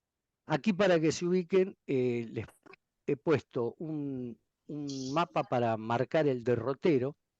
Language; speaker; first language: Spanish; native; Spanish